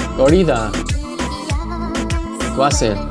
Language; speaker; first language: Basque; non-native, learner; English